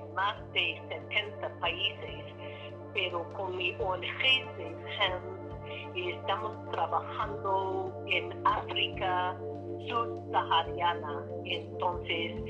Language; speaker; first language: Spanish; non-native, learner; English